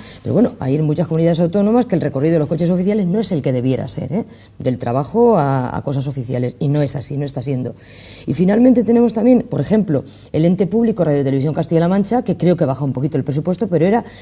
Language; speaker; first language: Spanish; native; Spanish